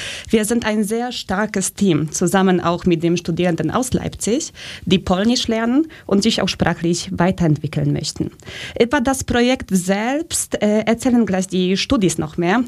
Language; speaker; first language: German; early bilingual, other home language; Polish